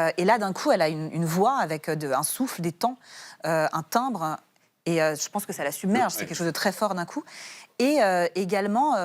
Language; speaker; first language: French; early bilingual, other home language; Persian